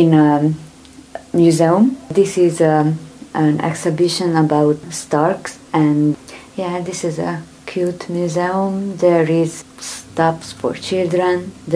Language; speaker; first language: English; non-native, learner; Romanian